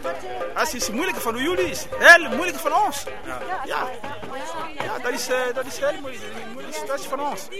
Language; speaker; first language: Dutch; non-native, learner; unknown